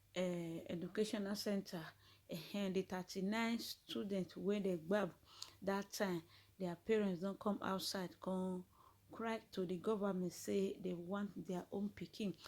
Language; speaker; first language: Nigerian Pidgin; native; Nigerian Pidgin